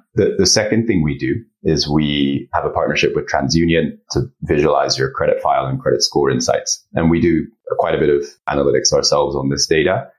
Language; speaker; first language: English; early bilingual, other home language; Japanese